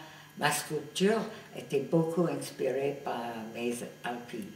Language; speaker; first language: French; non-native, fluent; English